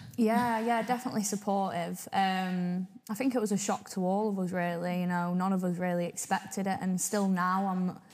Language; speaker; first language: English; native; English